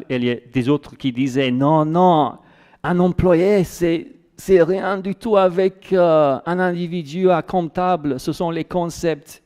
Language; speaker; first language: French; non-native, fluent; English